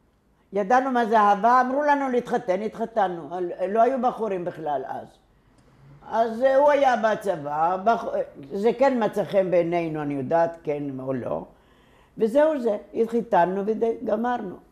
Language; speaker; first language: Hebrew; non-native, local second language; Ladino